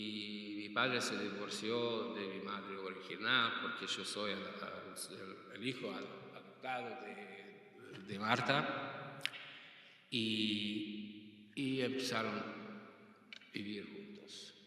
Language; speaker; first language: Spanish; non-native, fluent; Hungarian